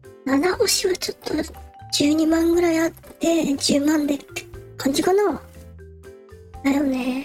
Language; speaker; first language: Japanese; native; Japanese